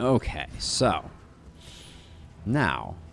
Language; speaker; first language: English; native; English